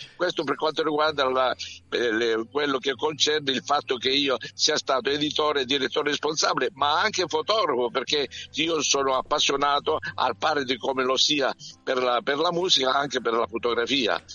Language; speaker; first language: Italian; native; Italian